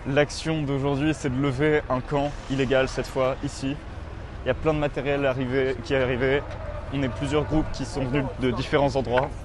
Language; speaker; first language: French; native; French